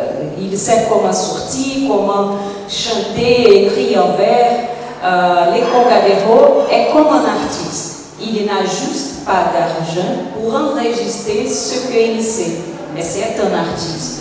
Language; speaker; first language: French; non-native, fluent; Portuguese